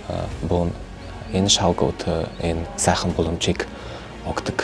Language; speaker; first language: Mongolian; non-native, learner; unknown